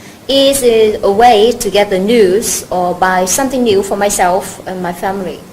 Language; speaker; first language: English; non-native, learner; Vietnamese